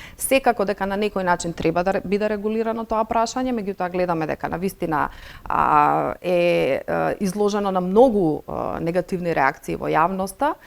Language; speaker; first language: Macedonian; non-native, local second language; Bosnian